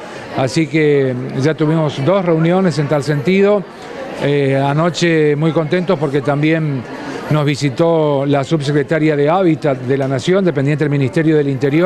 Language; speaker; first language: Spanish; native; Spanish